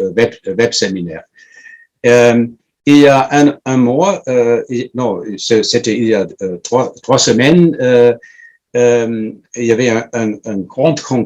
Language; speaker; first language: French; non-native, fluent; German